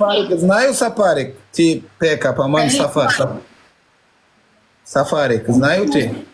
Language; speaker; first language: Russian; non-native, learner; Turkmen